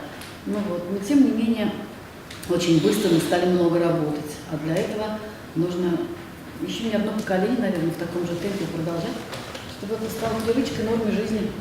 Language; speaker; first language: Russian; native; Russian